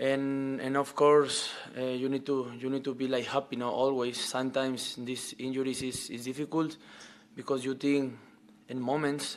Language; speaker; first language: English; non-native, learner; Spanish